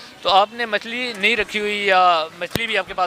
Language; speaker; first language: Urdu; native; Urdu